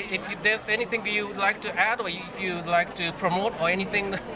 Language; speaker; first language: English; non-native, fluent; Japanese